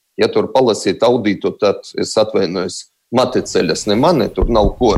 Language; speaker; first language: Latvian; non-native, local second language; Russian